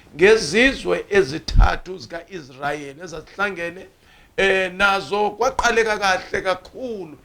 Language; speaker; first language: Zulu; non-native, local second language; Xhosa